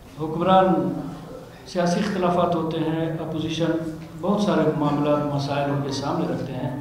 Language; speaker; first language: Urdu; non-native, local second language; Baluchi